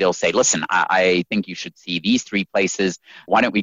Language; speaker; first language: English; native; English